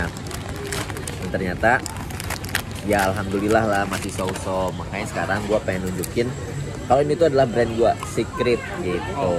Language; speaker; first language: Indonesian; native; Indonesian